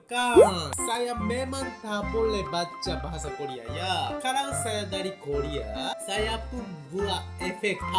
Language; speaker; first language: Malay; non-native, learner; Japanese